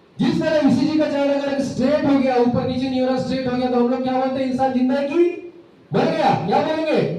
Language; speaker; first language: Hindi; native; Hindi